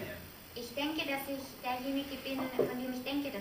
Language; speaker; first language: German; native; German